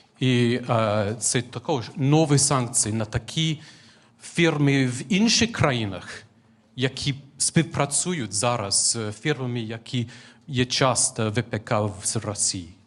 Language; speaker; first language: Ukrainian; non-native, fluent; English